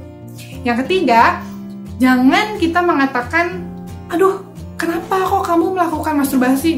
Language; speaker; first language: Indonesian; native; Indonesian